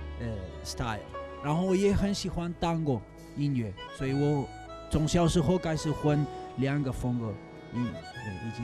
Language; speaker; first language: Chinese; non-native, learner; Spanish